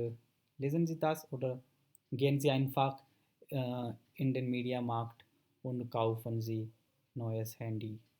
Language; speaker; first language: German; non-native, fluent; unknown